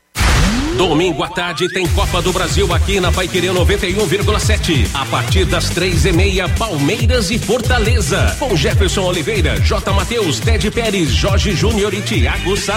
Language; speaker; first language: Portuguese; native; Portuguese